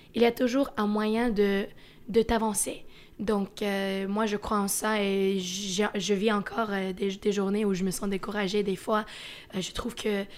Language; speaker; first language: French; early bilingual, other home language; Russian